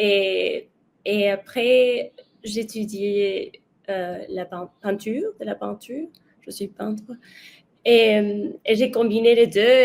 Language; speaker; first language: French; non-native, learner; Spanish